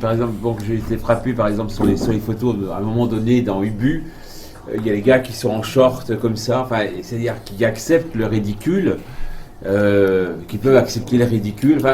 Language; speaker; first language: French; native; French